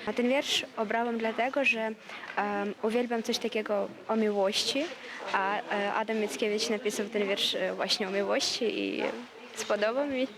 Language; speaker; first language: Polish; non-native, learner; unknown